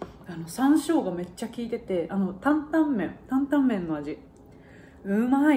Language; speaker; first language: Japanese; native; Japanese